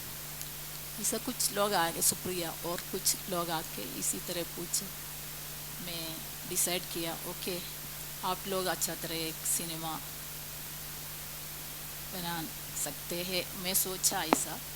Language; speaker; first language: Hindi; non-native, local second language; Malayalam